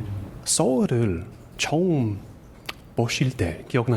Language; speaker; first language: Korean; non-native, learner; English